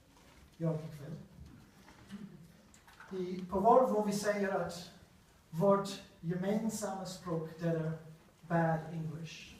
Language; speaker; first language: Swedish; non-native, learner; English